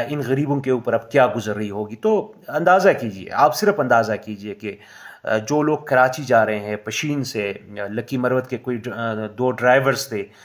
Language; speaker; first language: Urdu; non-native, local second language; Pashto